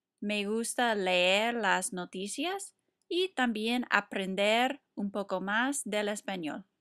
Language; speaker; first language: Spanish; non-native, fluent; English